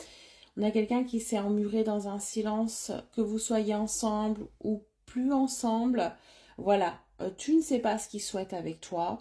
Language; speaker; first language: French; native; French